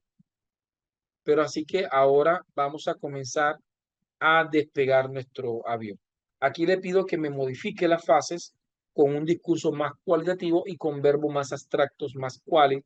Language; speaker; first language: Spanish; native; Spanish